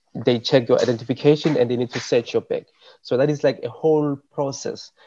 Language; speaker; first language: English; non-native, local second language; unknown